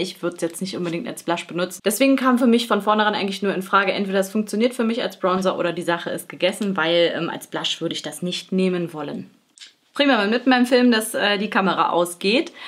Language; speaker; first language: German; native; German